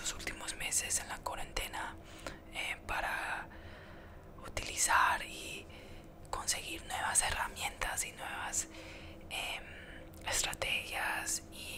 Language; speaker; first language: Spanish; early bilingual, heritage; Spanish